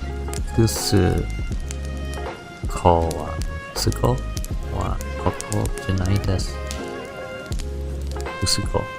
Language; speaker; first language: Japanese; non-native, learner; English